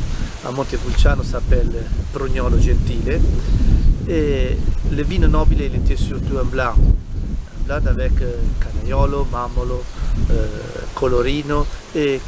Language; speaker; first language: French; non-native, learner; Italian